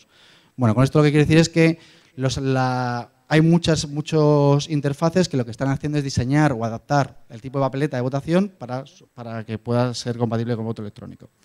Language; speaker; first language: Spanish; native; Spanish